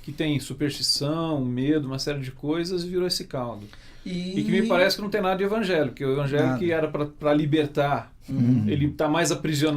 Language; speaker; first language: Portuguese; native; Portuguese